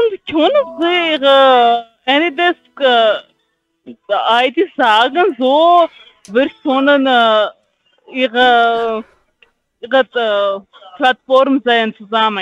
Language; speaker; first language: German; non-native, learner; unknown